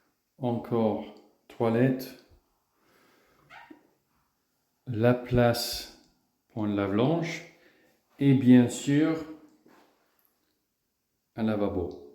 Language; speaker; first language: French; non-native, fluent; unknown